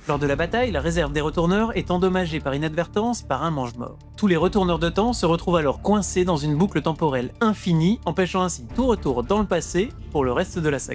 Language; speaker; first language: French; native; French